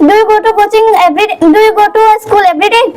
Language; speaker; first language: English; non-native, learner; Hindi